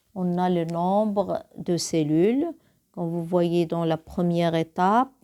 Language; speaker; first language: French; non-native, local second language; Arabic